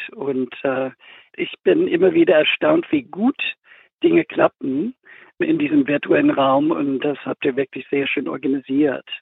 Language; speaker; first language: German; non-native, fluent; English